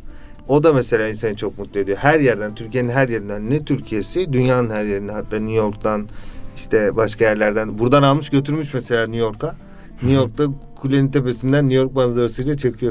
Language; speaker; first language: Turkish; native; Turkish